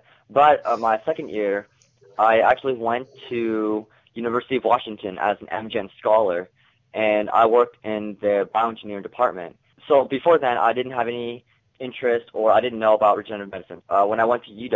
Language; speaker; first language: English; native; English